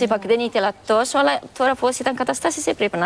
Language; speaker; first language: Greek; non-native, learner; Romanian